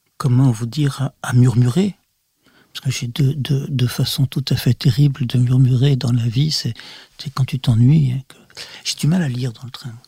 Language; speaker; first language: French; early bilingual, other home language; Russian